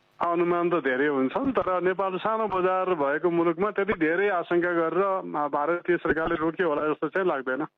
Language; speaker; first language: Nepali; native; Nepali